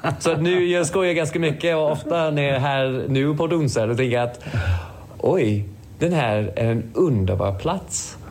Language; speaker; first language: Swedish; non-native, fluent; English